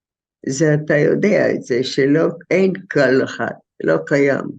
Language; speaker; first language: Hebrew; non-native, fluent; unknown